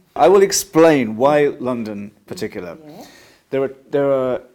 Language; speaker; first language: English; native; English